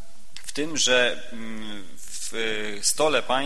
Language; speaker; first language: Polish; native; Polish